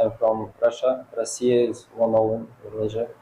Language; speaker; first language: English; non-native, learner; Russian